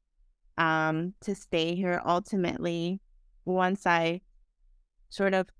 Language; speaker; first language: English; non-native, fluent; Spanish